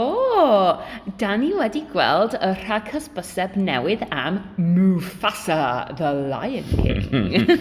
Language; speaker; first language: Welsh; non-native, learner; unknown